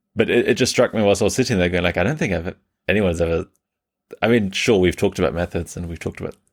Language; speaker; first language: English; early bilingual, other home language; German